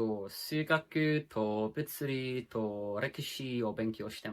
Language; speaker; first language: Japanese; non-native, learner; English